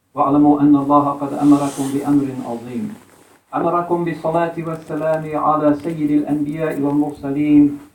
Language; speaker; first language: Arabic; non-native, fluent; English